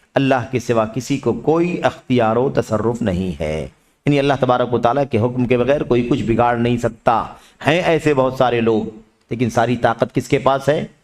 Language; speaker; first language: Urdu; native; Urdu